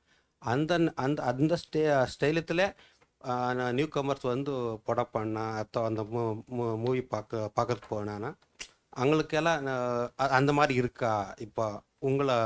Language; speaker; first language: Tamil; non-native, fluent; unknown